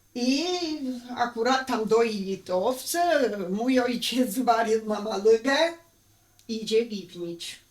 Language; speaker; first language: Polish; early bilingual, heritage; Polish